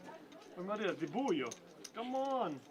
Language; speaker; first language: Italian; non-native, fluent; Albanian